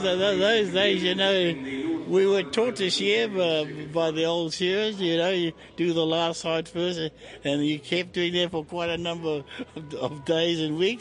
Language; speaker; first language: English; native; English